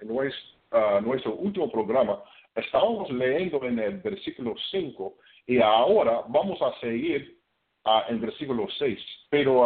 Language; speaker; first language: Spanish; non-native, fluent; English